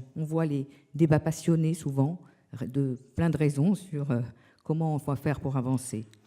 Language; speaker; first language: French; native; French